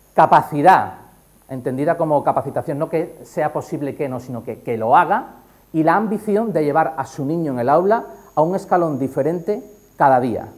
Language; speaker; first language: Spanish; native; Spanish